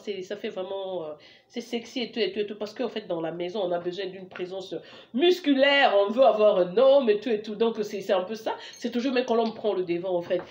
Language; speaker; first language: French; non-native, local second language; Lingala